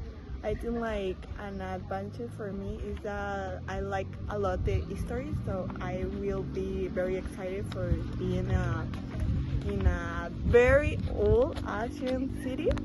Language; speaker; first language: English; non-native, learner; Spanish